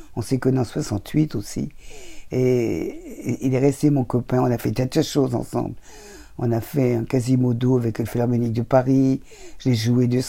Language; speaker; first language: French; native; French